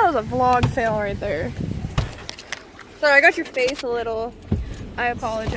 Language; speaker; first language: English; native; English